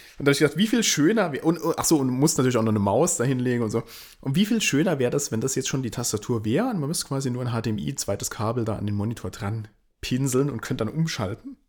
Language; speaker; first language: German; native; German